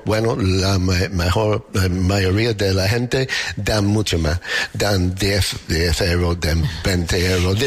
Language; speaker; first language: Spanish; non-native, learner; English